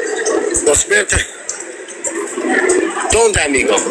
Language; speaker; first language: Spanish; non-native, learner; Albanian